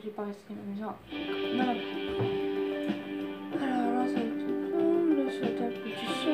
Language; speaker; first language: French; native; French